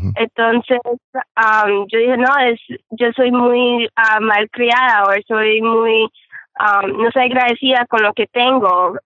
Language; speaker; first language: Spanish; early bilingual, heritage; Spanish